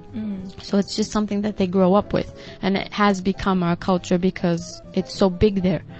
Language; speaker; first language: English; non-native, fluent; Portuguese